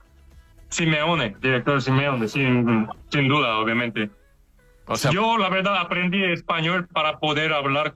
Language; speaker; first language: Spanish; non-native, learner; Korean